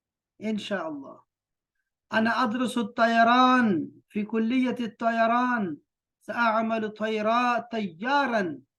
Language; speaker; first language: Arabic; non-native, fluent; Urdu